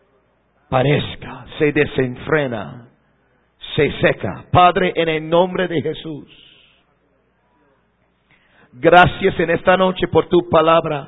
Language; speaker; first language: Spanish; non-native, fluent; English